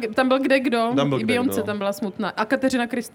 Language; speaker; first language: Czech; native; Czech